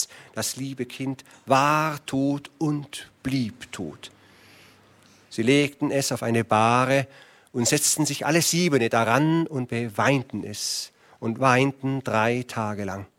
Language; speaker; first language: German; native; German